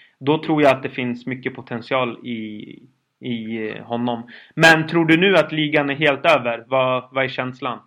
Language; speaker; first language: Swedish; early bilingual, other home language; Kurdish